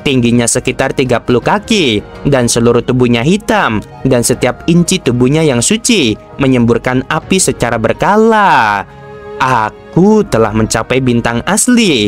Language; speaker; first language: Indonesian; native; Indonesian